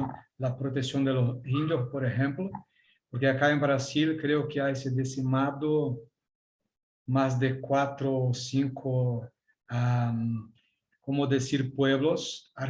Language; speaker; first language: Spanish; non-native, learner; Portuguese